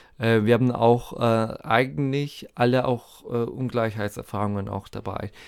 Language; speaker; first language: German; non-native, fluent; Turkish